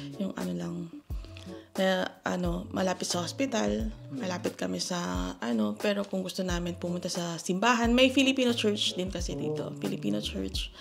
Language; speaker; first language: Filipino; native; Filipino